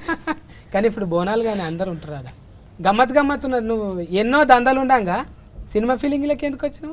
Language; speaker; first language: Telugu; native; Telugu